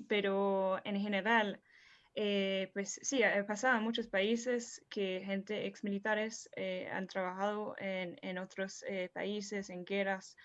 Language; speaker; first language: Spanish; non-native, fluent; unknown